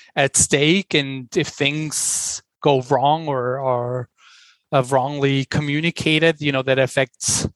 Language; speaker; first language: English; non-native, fluent; Swiss German